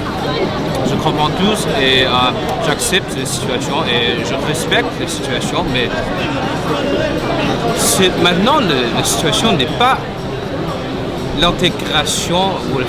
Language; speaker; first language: French; non-native, fluent; Chinese